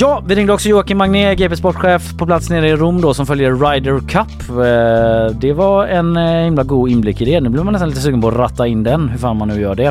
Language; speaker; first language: Swedish; native; Swedish